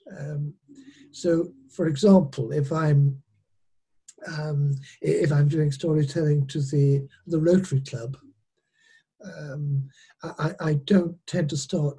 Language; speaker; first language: English; native; English